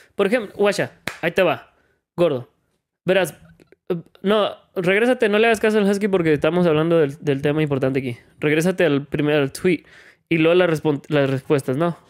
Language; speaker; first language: Spanish; native; Spanish